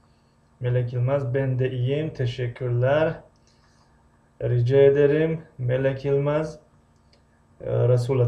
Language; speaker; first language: Turkish; non-native, fluent; Tajik